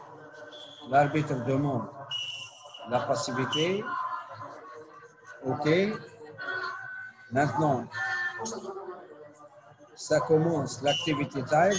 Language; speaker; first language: French; non-native, local second language; Arabic